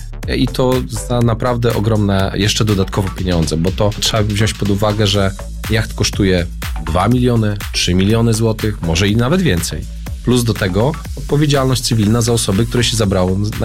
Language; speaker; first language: Polish; native; Polish